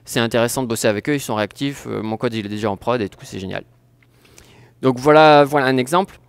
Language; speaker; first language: French; native; French